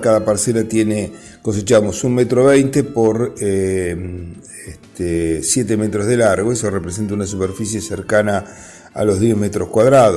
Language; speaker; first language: Spanish; native; Spanish